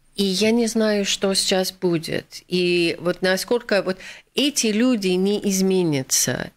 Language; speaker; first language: Russian; non-native, fluent; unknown